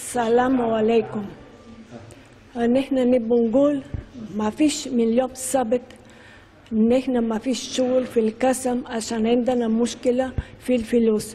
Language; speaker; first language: Arabic; non-native, learner; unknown